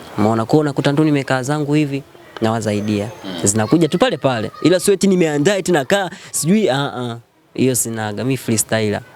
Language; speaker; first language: Swahili; native; Swahili